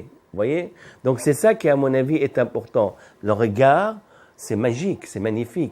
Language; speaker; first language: French; non-native, fluent; Arabic